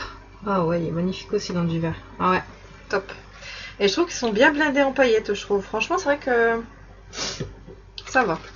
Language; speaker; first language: French; native; French